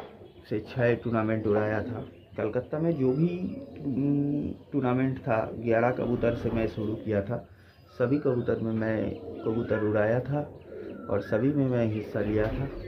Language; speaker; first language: Hindi; non-native, local second language; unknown